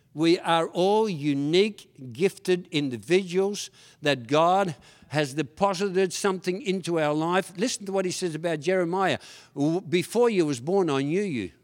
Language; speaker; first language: English; early bilingual, other home language; Dutch